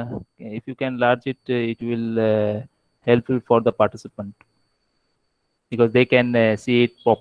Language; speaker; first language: English; non-native, local second language; Bangla